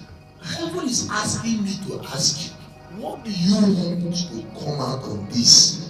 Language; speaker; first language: English; non-native, local second language; Igbo